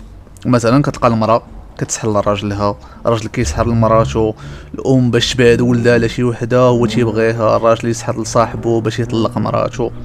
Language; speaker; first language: Arabic; native; Arabic